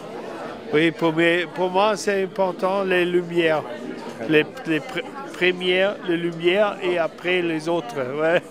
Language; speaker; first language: French; non-native, learner; German